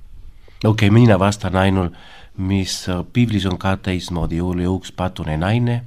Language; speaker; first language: Estonian; non-native, learner; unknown